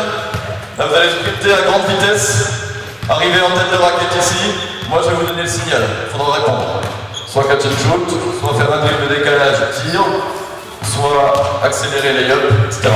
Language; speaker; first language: French; native; French